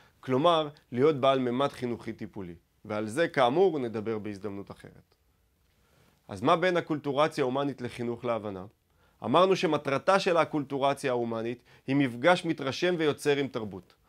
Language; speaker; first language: Hebrew; native; Hebrew